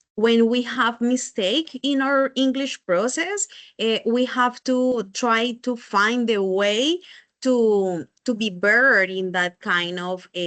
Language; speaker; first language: English; non-native, learner; Spanish